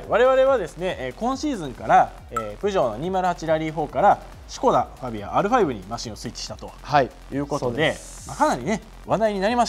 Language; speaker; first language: Japanese; native; Japanese